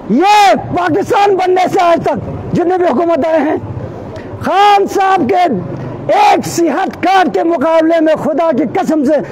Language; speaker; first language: Urdu; non-native, local second language; Balti